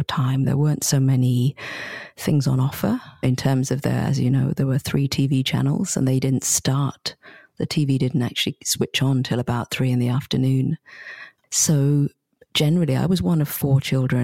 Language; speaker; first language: English; native; English